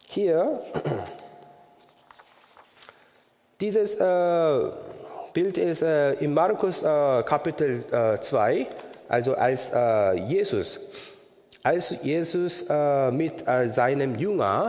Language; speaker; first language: German; non-native, learner; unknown